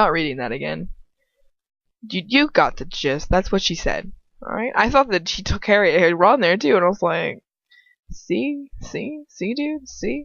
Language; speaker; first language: English; native; English